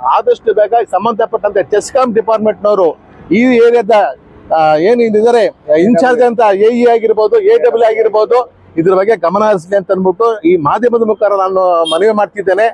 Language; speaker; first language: Kannada; native; Kannada